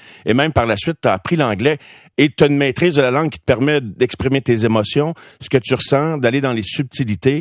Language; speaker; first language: French; native; French